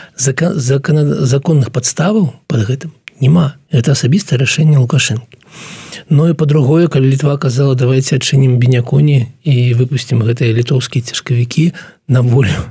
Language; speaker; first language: Belarusian; non-native, local second language; Russian